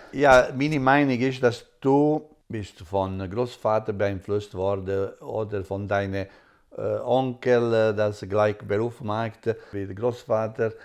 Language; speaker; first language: German; non-native, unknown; Italian